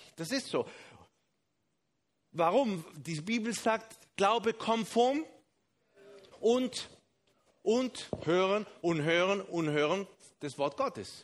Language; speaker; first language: German; non-native, fluent; Spanish